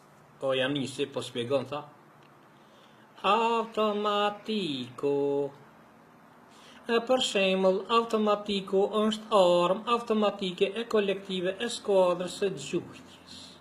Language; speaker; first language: Albanian; native; Albanian